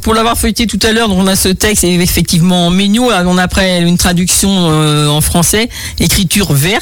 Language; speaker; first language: French; native; French